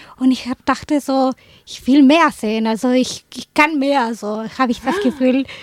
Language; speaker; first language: German; non-native, fluent; Spanish